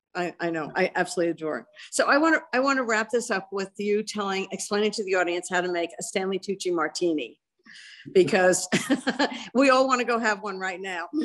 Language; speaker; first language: English; native; English